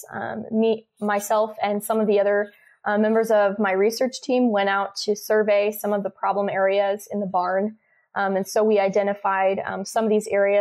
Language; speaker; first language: English; native; English